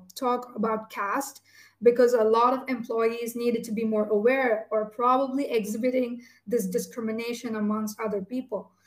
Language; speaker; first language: English; non-native, local second language; Tamil